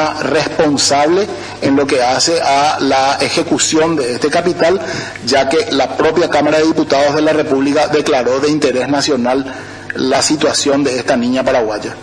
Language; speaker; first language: Spanish; native; Spanish